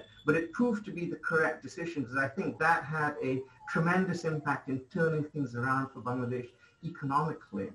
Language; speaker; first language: English; non-native, local second language; Bangla